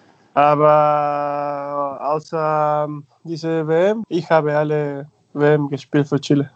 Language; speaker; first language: German; non-native, fluent; Spanish